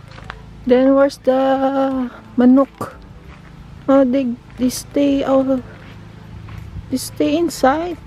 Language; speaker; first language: English; non-native, learner; Filipino